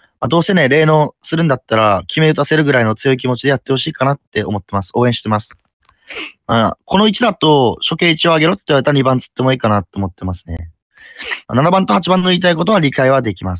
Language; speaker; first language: Japanese; native; Japanese